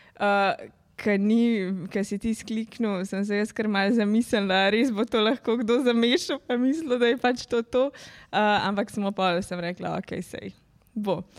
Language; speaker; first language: Slovenian; native; Slovenian